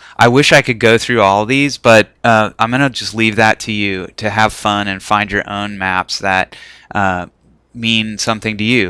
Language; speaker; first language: English; native; English